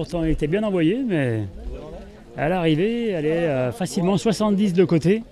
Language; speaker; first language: French; native; French